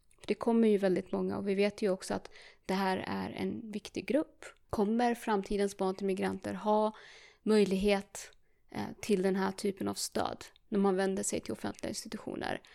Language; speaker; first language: Swedish; early bilingual, other home language; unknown